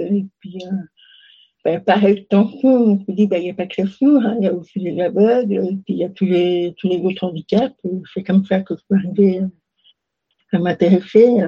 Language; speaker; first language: French; native; French